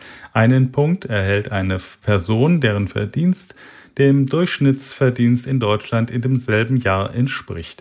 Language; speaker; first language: German; native; German